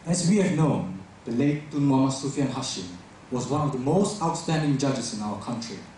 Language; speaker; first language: English; non-native, local second language; Malay